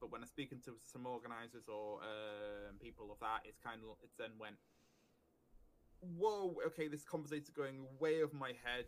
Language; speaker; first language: English; native; English